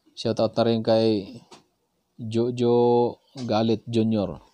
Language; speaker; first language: Filipino; non-native, local second language; Cebuano